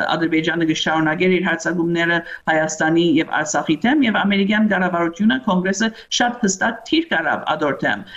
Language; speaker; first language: Armenian; early bilingual, heritage; Armenian